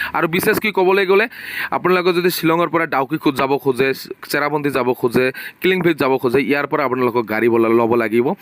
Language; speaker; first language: Assamese; non-native, local second language; Bangla